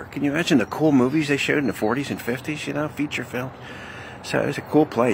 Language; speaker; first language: English; native; English